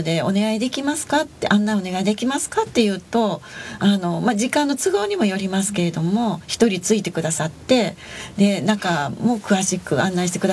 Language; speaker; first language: Japanese; native; Japanese